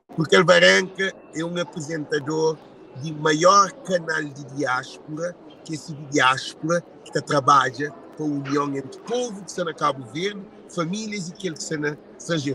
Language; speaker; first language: Portuguese; non-native, local second language; Kabuverdianu